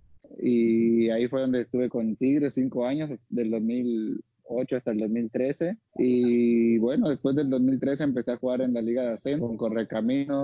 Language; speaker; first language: Spanish; native; Spanish